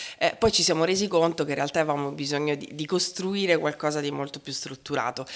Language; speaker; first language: Italian; native; Italian